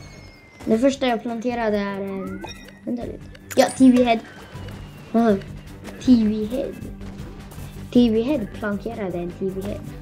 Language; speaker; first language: Swedish; non-native, learner; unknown